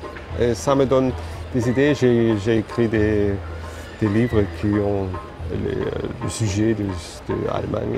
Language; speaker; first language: French; non-native, fluent; German